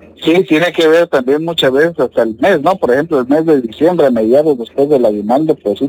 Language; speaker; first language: Spanish; native; Spanish